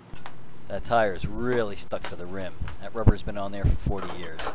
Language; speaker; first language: English; native; English